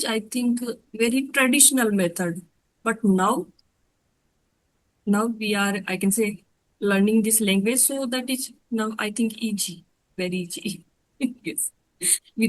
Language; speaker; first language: English; non-native, learner; Hindi